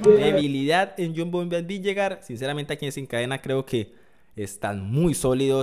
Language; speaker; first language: Spanish; native; Spanish